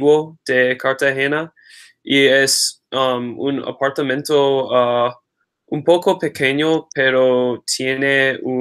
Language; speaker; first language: Spanish; non-native, learner; English